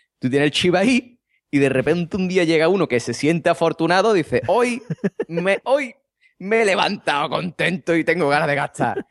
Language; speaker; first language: Spanish; native; Spanish